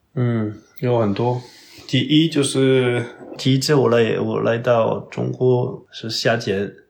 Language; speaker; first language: Chinese; non-native, learner; French